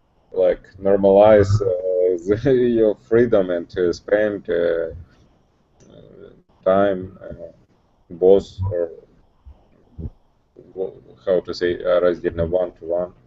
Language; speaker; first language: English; non-native, learner; Russian